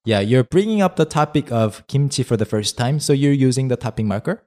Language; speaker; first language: English; non-native, fluent; Korean